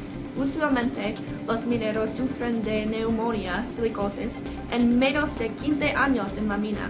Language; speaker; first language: Spanish; non-native, learner; English